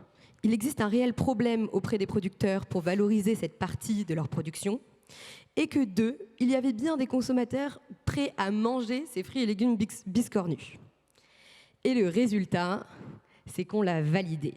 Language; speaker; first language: French; native; French